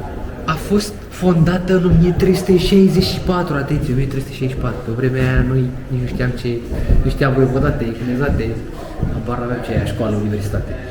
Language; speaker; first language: Romanian; native; Romanian